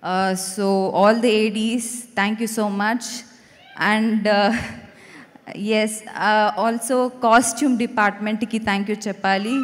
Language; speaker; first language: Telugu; non-native, fluent; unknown